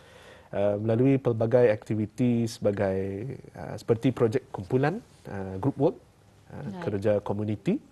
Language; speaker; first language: Malay; native; Malay